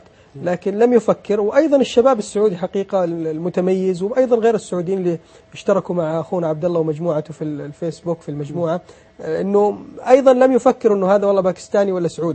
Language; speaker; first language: Arabic; native; Arabic